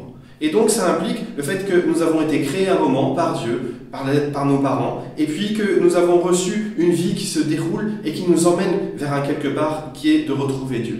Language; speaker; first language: French; native; French